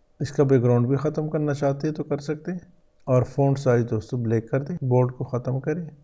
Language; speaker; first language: Urdu; native; Urdu